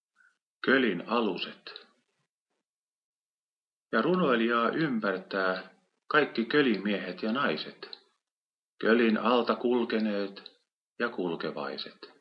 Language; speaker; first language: Finnish; native; Finnish